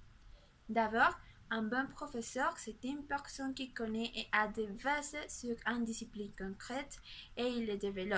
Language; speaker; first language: French; non-native, learner; Spanish